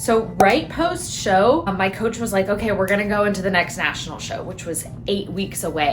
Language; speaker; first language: English; native; English